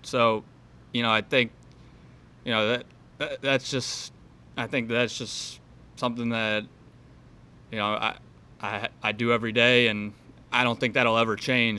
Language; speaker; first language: English; native; English